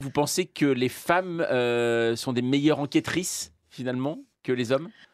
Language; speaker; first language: French; native; French